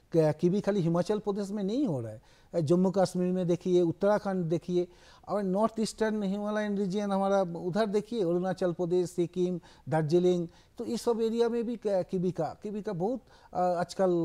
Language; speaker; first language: Hindi; non-native, local second language; Bangla